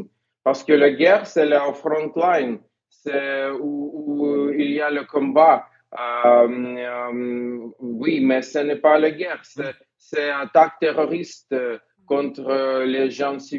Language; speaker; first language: French; non-native, learner; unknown